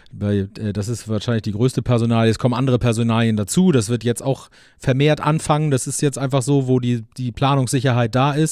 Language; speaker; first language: German; native; German